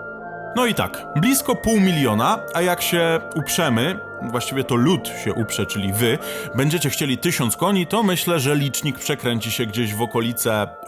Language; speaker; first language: Polish; native; Polish